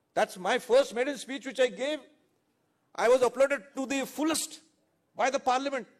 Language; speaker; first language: English; non-native, local second language; Marathi